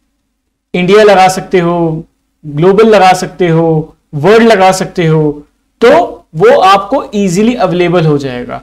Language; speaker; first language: Hindi; native; Hindi